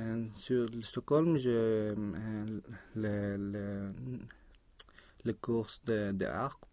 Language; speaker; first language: French; non-native, learner; Spanish